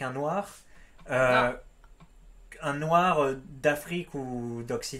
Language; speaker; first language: French; native; French